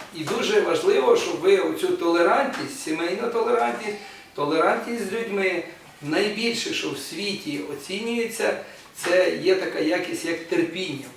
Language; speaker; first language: Ukrainian; non-native, local second language; Russian